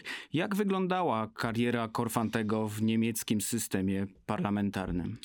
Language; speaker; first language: Polish; native; Polish